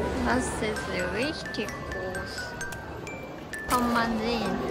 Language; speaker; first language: German; non-native, learner; Korean